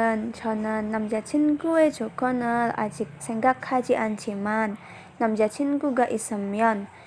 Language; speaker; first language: Korean; non-native, learner; Indonesian